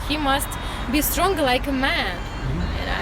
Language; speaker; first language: English; non-native, learner; Russian